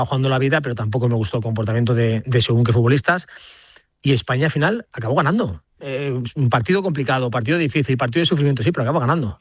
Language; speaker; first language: Spanish; native; Spanish